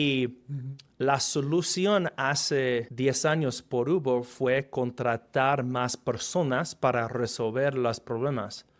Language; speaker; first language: Spanish; non-native, fluent; English